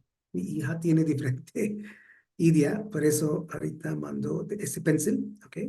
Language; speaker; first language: Spanish; non-native, learner; Hindi